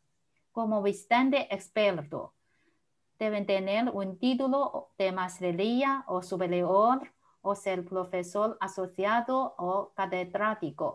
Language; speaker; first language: Spanish; non-native, fluent; Chinese